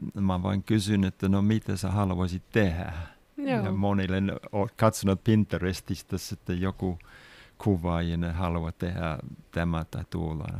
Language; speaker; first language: Finnish; non-native, fluent; English